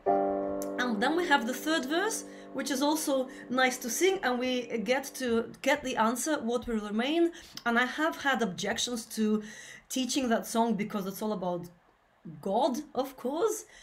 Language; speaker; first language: English; non-native, fluent; Russian